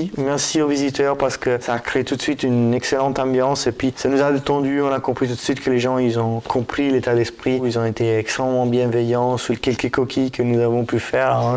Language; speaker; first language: French; non-native, fluent; Italian